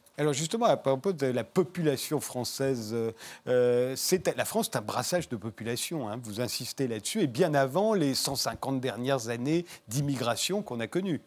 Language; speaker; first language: French; native; French